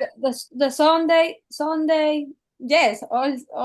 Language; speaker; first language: English; non-native, learner; Spanish